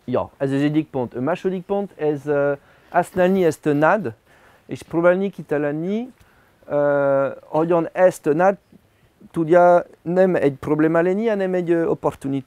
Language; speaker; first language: Hungarian; non-native, learner; French